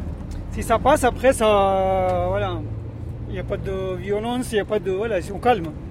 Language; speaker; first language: French; non-native, learner; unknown